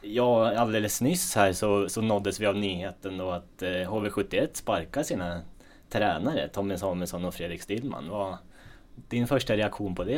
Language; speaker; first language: Swedish; native; Swedish